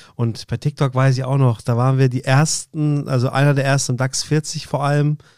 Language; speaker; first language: German; native; German